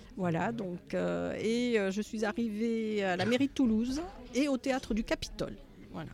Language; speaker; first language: French; native; French